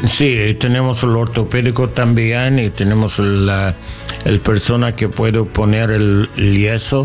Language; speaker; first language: Spanish; non-native, learner; English